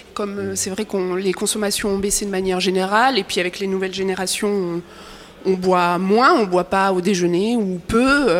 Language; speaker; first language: French; native; French